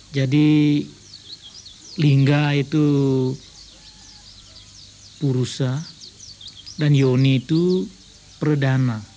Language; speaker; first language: Indonesian; native; Indonesian